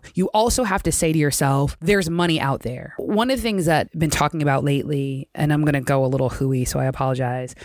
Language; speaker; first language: English; native; English